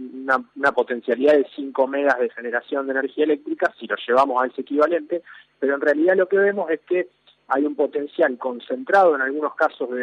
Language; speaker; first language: Spanish; native; Spanish